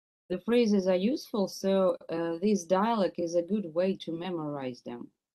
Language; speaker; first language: English; non-native, fluent; Russian